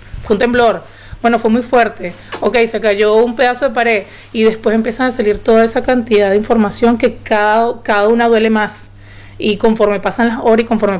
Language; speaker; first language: Spanish; native; Spanish